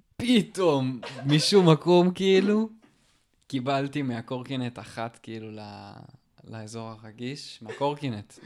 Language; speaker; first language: Hebrew; native; Hebrew